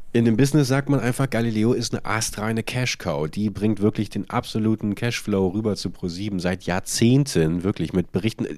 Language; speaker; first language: German; native; German